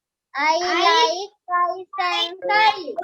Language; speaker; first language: English; non-native, learner; Sinhala